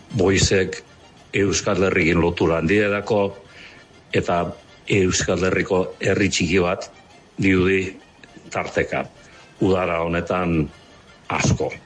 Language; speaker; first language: Basque; early bilingual, heritage; Basque